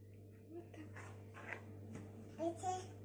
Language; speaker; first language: Russian; native; Russian